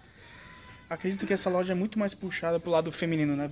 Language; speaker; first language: Portuguese; native; Portuguese